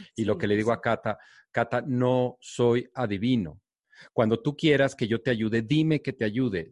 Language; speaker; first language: Spanish; native; Spanish